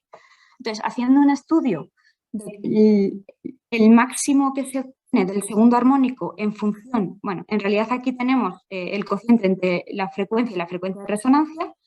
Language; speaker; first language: Spanish; native; Spanish